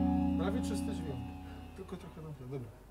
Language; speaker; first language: Polish; native; Polish